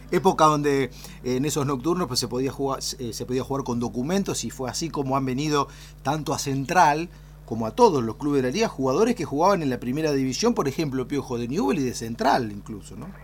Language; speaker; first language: Spanish; native; Spanish